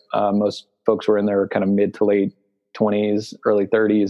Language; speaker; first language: English; native; English